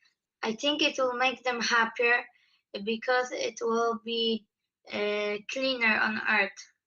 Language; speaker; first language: English; non-native, fluent; Polish